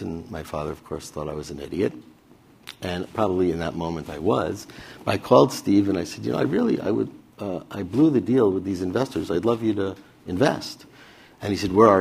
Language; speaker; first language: English; native; English